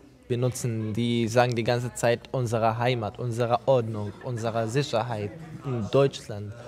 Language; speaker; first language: German; non-native, fluent; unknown